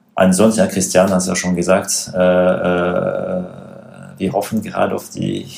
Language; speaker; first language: German; non-native, fluent; French